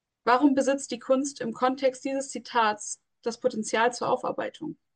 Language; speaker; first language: German; native; German